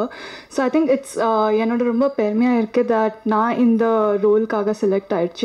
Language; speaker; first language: Tamil; non-native, learner; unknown